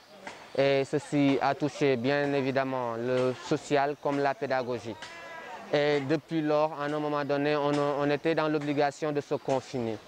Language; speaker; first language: French; non-native, local second language; Wolof